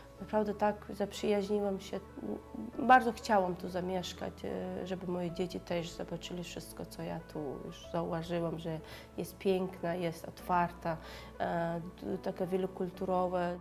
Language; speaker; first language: Polish; non-native, fluent; Chechen